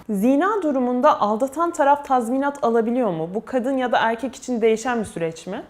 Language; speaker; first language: Turkish; native; Turkish